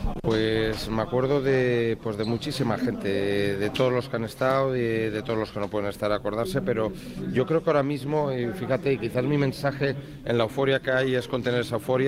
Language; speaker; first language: Spanish; native; Spanish